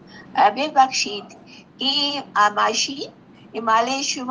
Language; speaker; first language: Persian; non-native, learner; Urdu